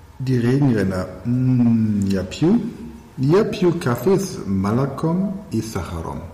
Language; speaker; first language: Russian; non-native, learner; German